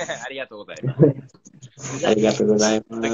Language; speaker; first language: Japanese; non-native, learner; English